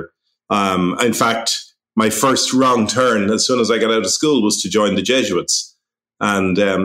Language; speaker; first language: English; native; English